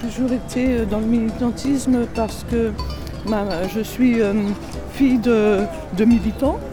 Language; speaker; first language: French; native; French